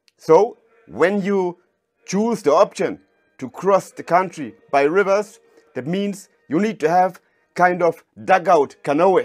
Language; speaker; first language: English; non-native, fluent; German